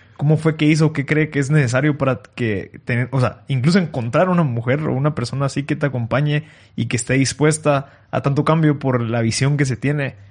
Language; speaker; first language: Spanish; native; Spanish